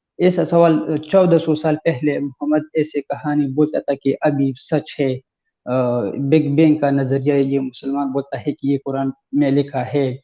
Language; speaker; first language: Hindi; non-native, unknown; Pashto